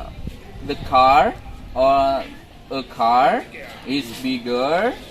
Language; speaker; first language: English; non-native, learner; Indonesian